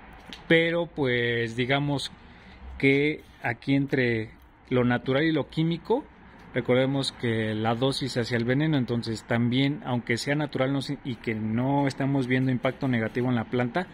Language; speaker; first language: Spanish; native; Spanish